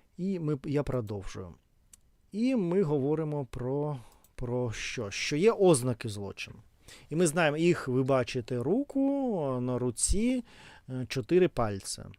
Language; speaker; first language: Ukrainian; non-native, local second language; Russian